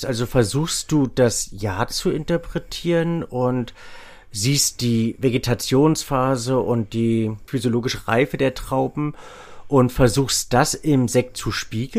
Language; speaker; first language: German; native; German